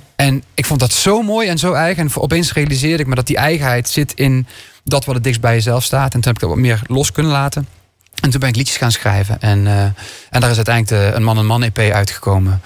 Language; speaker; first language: Dutch; native; Dutch